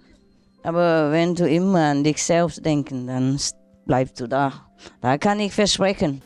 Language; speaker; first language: German; non-native, learner; Vietnamese